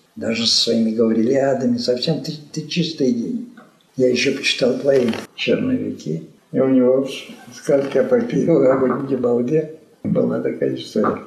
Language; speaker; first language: Russian; native; Russian